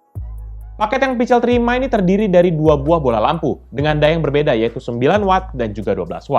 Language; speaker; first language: Indonesian; native; Indonesian